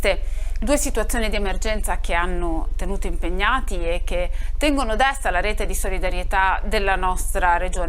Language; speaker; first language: Italian; native; Italian